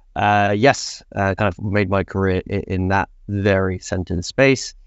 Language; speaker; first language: English; native; English